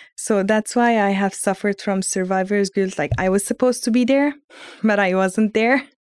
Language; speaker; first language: English; early bilingual, heritage; Armenian